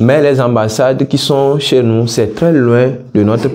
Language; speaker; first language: French; non-native, local second language; Ewe